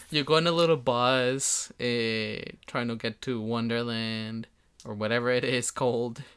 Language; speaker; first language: English; non-native, fluent; Spanish